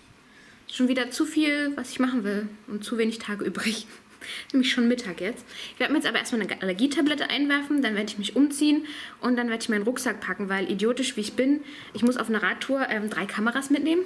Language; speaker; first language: German; native; German